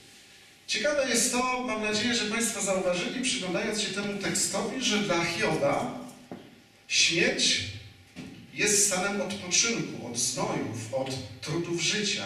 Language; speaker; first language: Polish; native; Polish